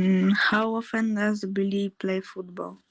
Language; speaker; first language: English; non-native, learner; Polish